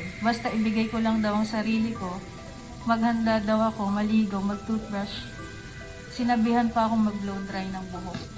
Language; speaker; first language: Filipino; native; Filipino